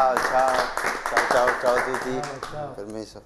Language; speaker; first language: Italian; non-native, learner; Spanish